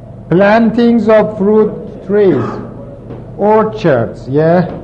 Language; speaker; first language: English; non-native, fluent; Persian